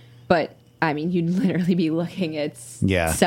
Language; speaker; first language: English; native; English